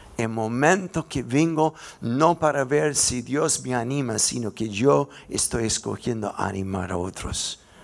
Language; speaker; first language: Spanish; non-native, fluent; English